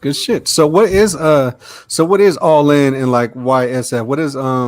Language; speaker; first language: English; native; English